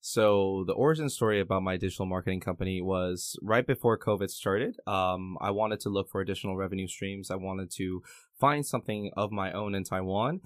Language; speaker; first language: English; early bilingual, other home language; Chinese